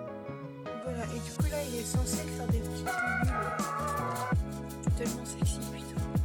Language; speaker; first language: French; native; French